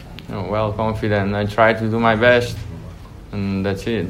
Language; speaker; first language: English; non-native, fluent; Slovak